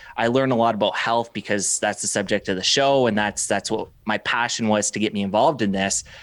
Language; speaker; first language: English; native; English